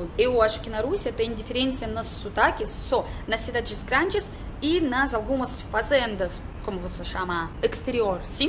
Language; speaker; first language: Portuguese; non-native, learner; Russian